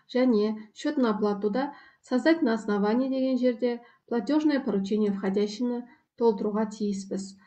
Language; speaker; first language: Russian; non-native, local second language; Kazakh